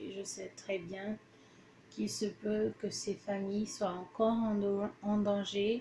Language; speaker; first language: French; early bilingual, other home language; Portuguese